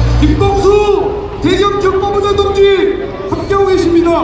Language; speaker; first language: Korean; native; Korean